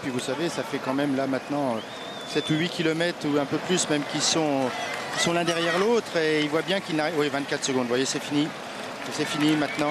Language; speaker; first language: French; native; French